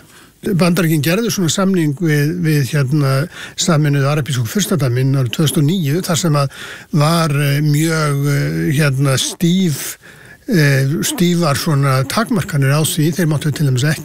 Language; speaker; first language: Icelandic; native; Icelandic